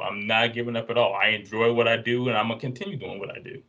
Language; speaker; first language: English; native; English